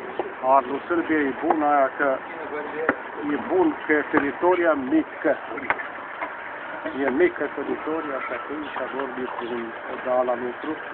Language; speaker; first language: Romanian; early bilingual, heritage; Romanian